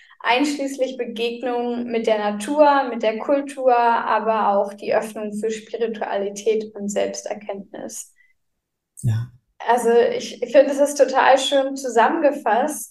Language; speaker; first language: German; native; German